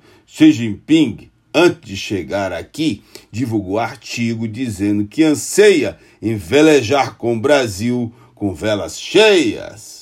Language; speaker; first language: Portuguese; native; Portuguese